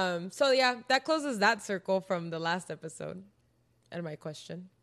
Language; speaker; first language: English; early bilingual, other home language; Spanish